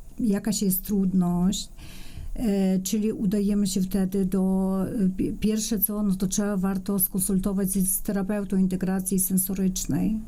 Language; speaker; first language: Polish; non-native, fluent; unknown